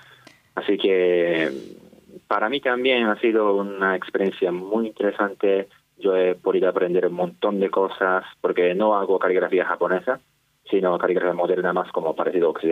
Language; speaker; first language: Spanish; non-native, fluent; Japanese